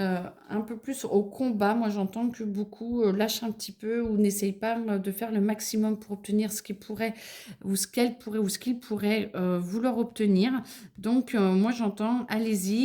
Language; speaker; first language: French; native; French